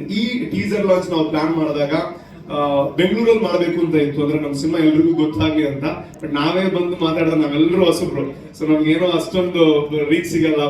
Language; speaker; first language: Kannada; non-native, local second language; Tulu